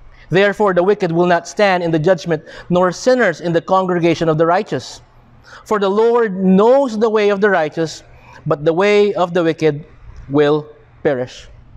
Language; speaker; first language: English; non-native, local second language; Filipino